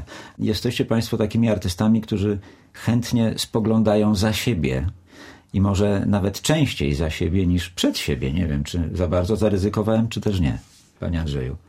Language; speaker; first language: Polish; native; Polish